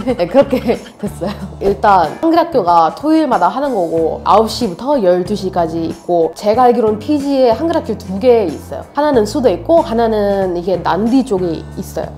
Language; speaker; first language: Korean; non-native, fluent; Hindi